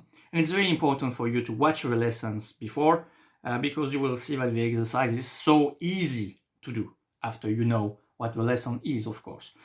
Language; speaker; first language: English; non-native, fluent; French